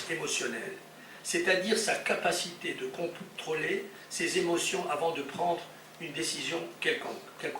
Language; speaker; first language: French; native; French